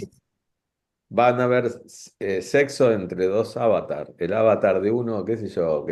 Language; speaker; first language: Spanish; native; Spanish